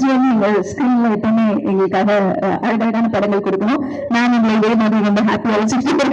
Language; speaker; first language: Tamil; native; Tamil